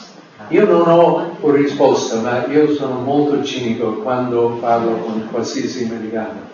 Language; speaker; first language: Italian; non-native, fluent; English